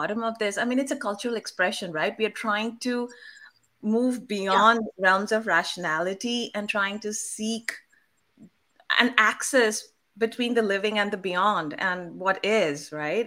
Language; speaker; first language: English; non-native, local second language; Bangla